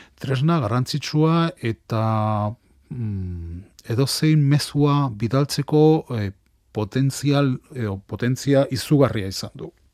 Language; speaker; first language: Basque; non-native, local second language; Spanish